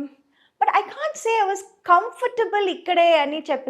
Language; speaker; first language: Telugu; non-native, local second language; Tamil